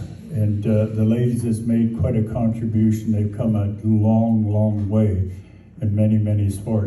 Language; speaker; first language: English; native; English